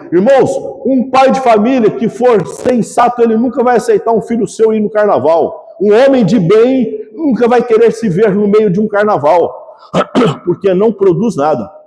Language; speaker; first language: Portuguese; native; Portuguese